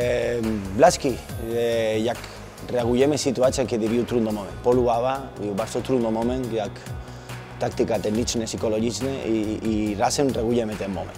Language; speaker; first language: Polish; non-native, learner; Spanish